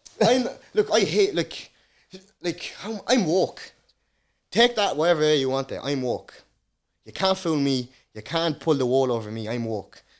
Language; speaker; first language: English; early bilingual, other home language; Dutch